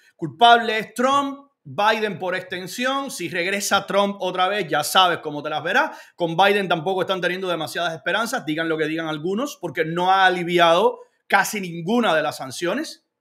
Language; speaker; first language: Spanish; native; Spanish